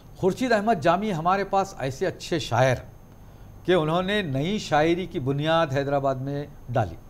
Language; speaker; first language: Urdu; native; Urdu